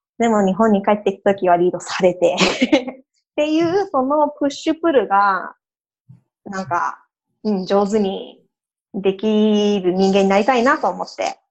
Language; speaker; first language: Japanese; early bilingual, heritage; Japanese